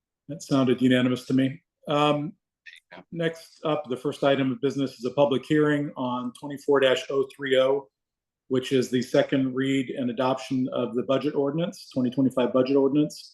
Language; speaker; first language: English; native; English